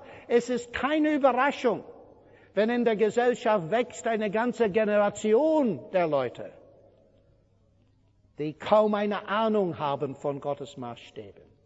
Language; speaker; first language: German; non-native, fluent; English